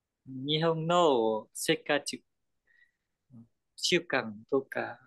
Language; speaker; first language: Japanese; non-native, learner; Vietnamese